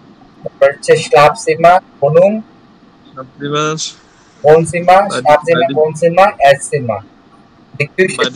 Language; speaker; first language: German; non-native, learner; Bangla